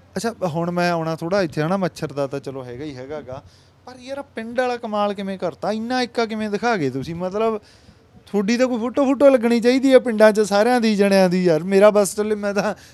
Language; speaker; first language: Punjabi; native; Punjabi